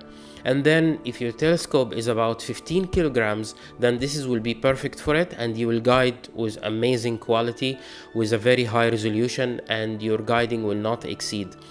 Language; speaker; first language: English; non-native, fluent; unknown